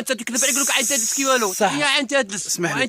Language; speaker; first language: Arabic; native; Arabic